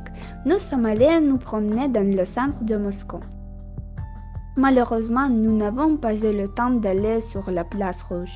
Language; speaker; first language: French; non-native, learner; Russian